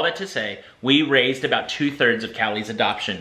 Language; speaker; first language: English; native; English